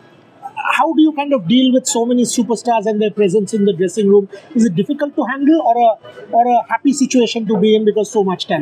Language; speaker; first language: English; non-native, local second language; Bangla